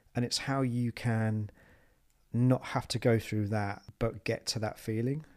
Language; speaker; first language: English; native; English